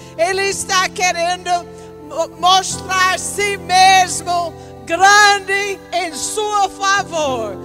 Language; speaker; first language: Portuguese; non-native, learner; English